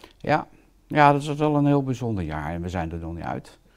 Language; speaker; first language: Dutch; native; Dutch